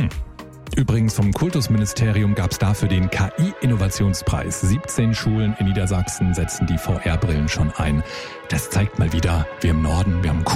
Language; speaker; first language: German; native; German